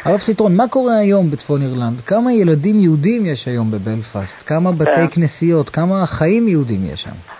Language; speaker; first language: Hebrew; native; Hebrew